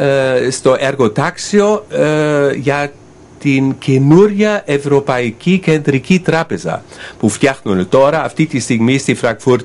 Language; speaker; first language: Greek; non-native, fluent; German